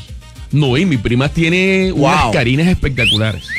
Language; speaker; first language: Spanish; native; Spanish